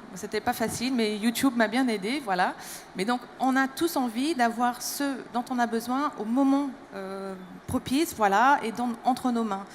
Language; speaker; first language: French; non-native, fluent; English